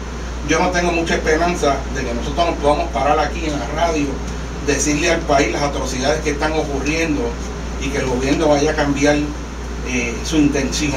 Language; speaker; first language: Spanish; native; Spanish